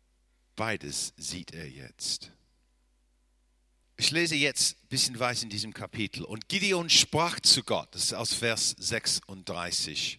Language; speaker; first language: German; non-native, fluent; English